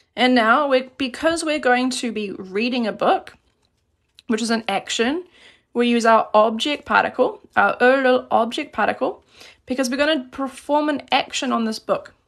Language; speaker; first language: English; native; English